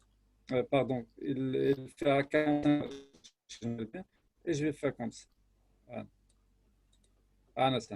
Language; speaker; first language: French; non-native, local second language; Arabic